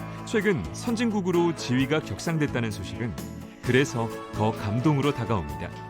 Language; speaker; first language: Korean; native; Korean